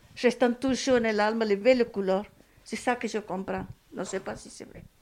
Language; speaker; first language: French; non-native, learner; Spanish